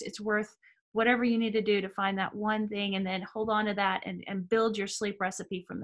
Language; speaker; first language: English; native; English